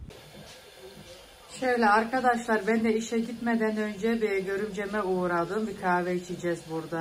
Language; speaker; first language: Turkish; early bilingual, heritage; Turkish